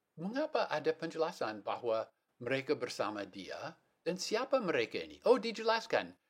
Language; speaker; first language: Malay; non-native, fluent; English